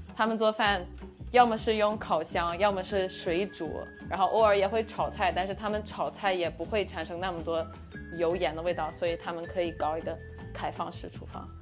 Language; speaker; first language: Chinese; non-native, fluent; English